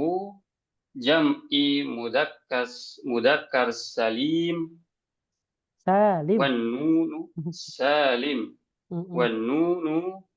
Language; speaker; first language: Arabic; non-native, learner; Indonesian